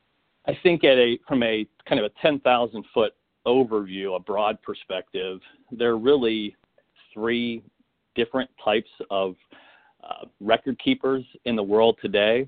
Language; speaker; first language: English; native; English